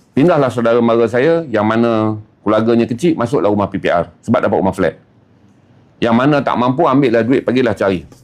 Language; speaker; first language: Malay; native; Malay